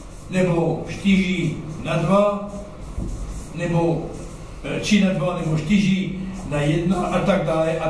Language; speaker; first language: Czech; non-native, learner; French